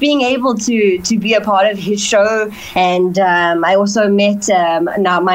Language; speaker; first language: English; native; English